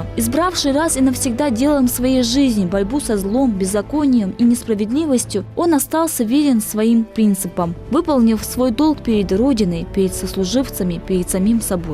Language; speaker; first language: Russian; native; Russian